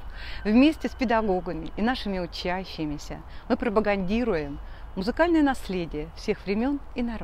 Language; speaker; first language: Russian; native; Russian